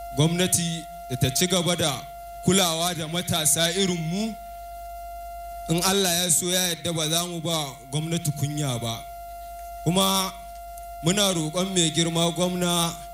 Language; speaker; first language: Hausa; native; Hausa